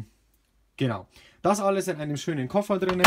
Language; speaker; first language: German; native; German